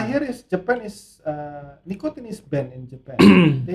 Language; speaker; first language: English; non-native, learner; Indonesian